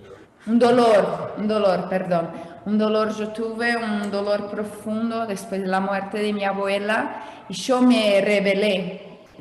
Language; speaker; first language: Spanish; non-native, fluent; Portuguese